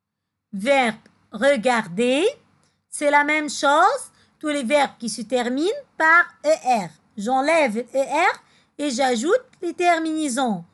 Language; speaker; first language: French; non-native, fluent; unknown